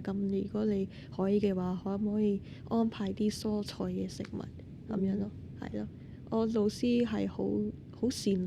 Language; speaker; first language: Cantonese; non-native, fluent; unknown